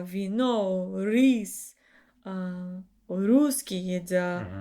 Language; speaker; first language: Russian; non-native, learner; English